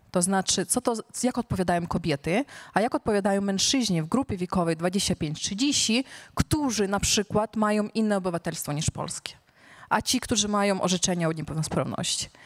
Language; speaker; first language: Polish; non-native, fluent; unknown